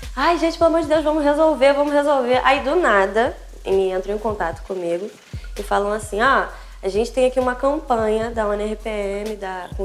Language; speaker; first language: Portuguese; native; Portuguese